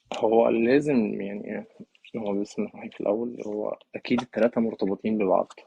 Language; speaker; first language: Egyptian Arabic; native; Egyptian Arabic